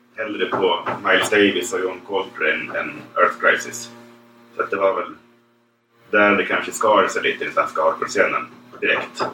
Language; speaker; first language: Swedish; native; Swedish